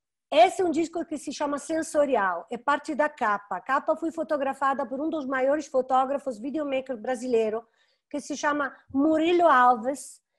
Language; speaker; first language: Portuguese; non-native, fluent; Italian